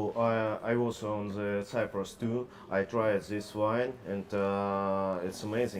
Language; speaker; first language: English; non-native, learner; Russian